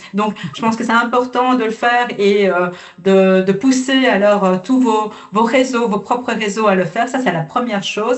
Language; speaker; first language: French; native; French